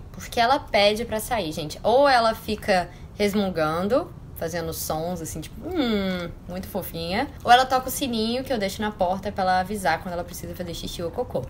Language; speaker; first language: Portuguese; native; Portuguese